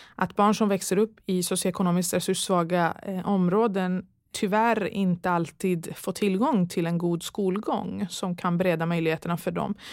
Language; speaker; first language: Swedish; early bilingual, other home language; Persian